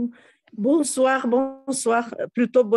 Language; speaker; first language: French; non-native, fluent; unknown